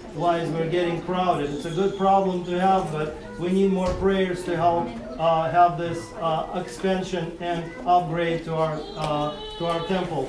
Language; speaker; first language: English; non-native, fluent; Russian